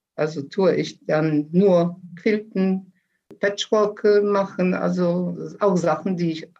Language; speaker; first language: German; non-native, fluent; Polish